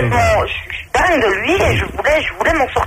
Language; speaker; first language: French; native; French